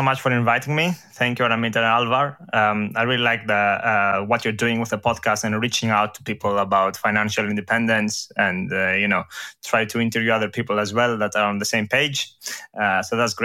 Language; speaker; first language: English; non-native, fluent; Greek